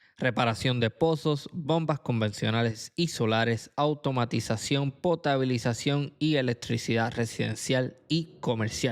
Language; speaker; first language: Spanish; native; Spanish